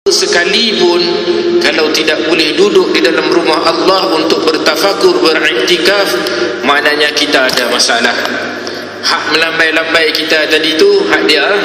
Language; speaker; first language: Malay; native; Malay